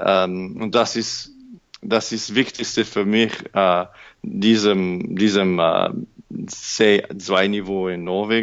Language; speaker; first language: German; non-native, learner; English